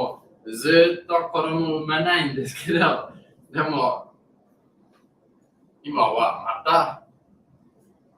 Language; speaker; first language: Japanese; non-native, learner; English